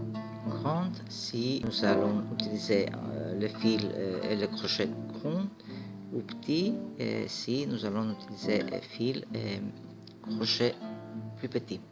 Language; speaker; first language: French; non-native, fluent; Greek